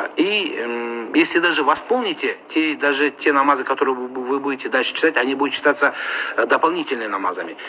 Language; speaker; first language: Russian; non-native, local second language; Kazakh